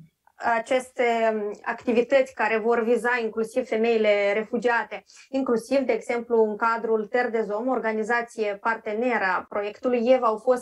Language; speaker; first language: Romanian; native; Romanian